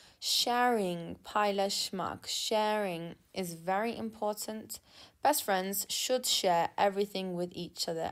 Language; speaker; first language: English; non-native, fluent; Turkish